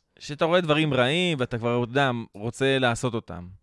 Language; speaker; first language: Hebrew; native; Hebrew